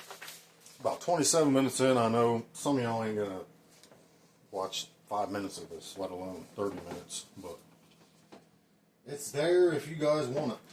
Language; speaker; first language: English; native; English